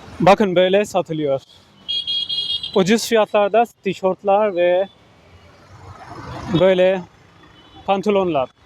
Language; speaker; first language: Turkish; non-native, fluent; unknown